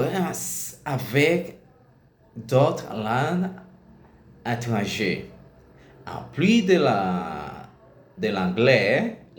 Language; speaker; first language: French; non-native, learner; Spanish